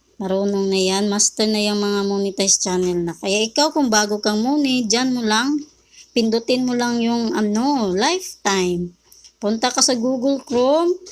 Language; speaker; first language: Filipino; native; Filipino